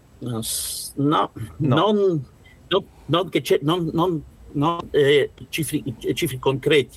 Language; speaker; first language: Italian; non-native, learner; Russian